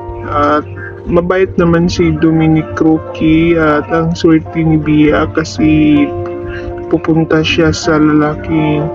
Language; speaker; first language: Filipino; native; Filipino